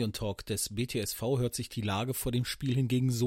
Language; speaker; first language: German; native; German